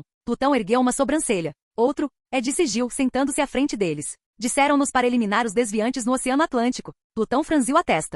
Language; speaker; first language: Portuguese; native; Portuguese